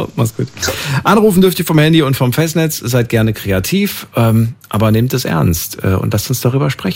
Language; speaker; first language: German; native; German